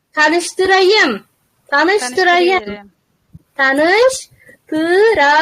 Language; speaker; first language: Turkish; non-native, fluent; Uzbek